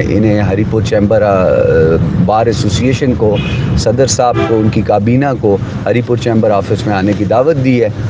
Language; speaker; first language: Urdu; non-native, local second language; Northern Hindko